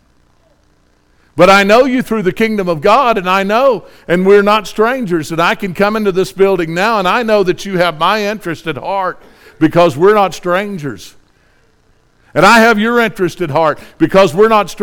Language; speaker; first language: English; native; English